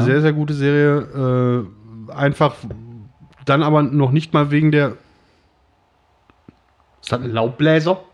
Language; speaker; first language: German; native; German